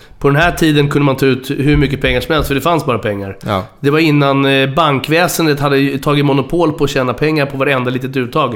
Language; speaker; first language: Swedish; native; Swedish